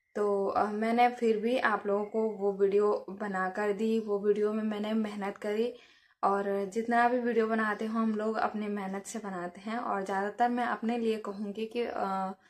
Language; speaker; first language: Hindi; native; Hindi